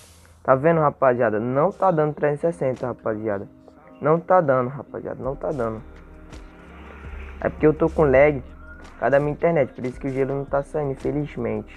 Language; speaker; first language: Portuguese; native; Portuguese